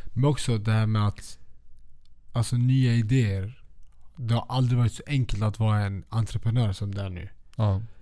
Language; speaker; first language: Swedish; early bilingual, other home language; Kurdish